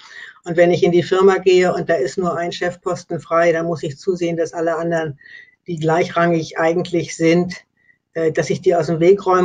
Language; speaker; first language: German; native; German